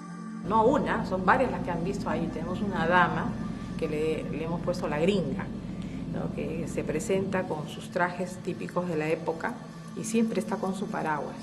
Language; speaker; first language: Spanish; native; Spanish